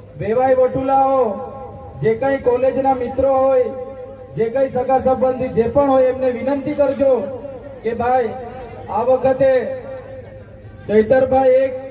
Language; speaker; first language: Gujarati; non-native, local second language; Vasavi